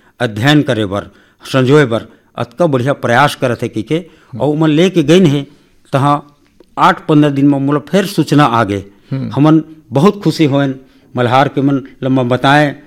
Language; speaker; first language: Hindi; non-native, local second language; Chhattisgarhi